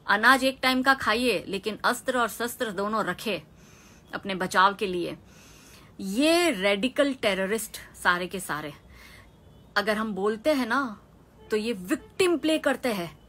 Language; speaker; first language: Hindi; non-native, local second language; Gujarati